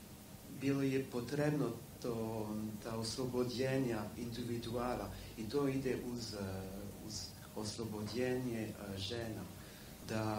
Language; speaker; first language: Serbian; non-native, learner; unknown